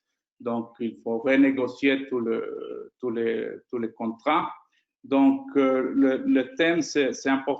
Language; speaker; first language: French; non-native, fluent; Spanish